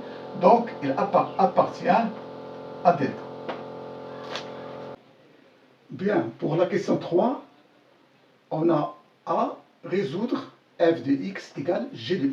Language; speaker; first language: French; non-native, local second language; Arabic